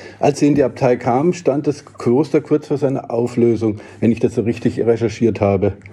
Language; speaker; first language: German; native; German